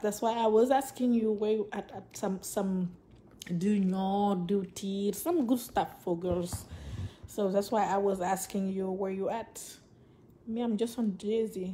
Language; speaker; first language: English; non-native, learner; Wolof